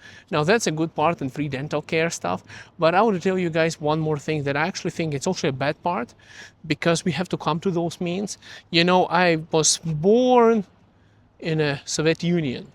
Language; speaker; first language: English; early bilingual, other home language; Russian